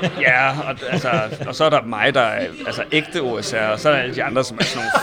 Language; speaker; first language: Danish; native; Danish